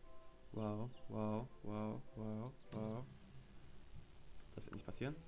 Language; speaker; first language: German; native; German